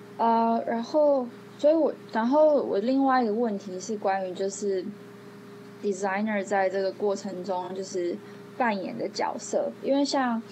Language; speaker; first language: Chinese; native; Chinese